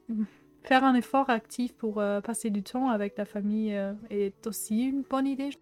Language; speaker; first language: French; non-native, fluent; German